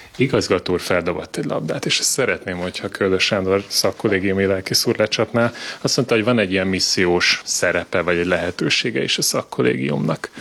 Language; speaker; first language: Hungarian; native; Hungarian